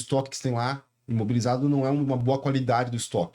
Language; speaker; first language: Portuguese; native; Portuguese